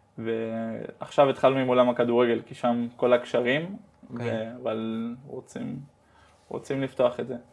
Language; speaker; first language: Hebrew; early bilingual, heritage; Hebrew